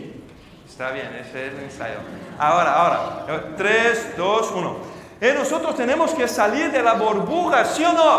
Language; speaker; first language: Spanish; non-native, fluent; Portuguese